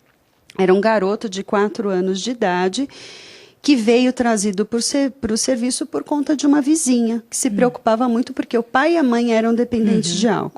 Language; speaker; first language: Portuguese; native; Portuguese